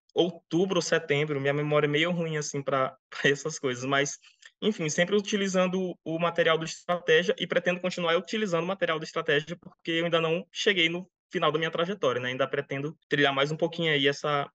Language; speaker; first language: Portuguese; native; Portuguese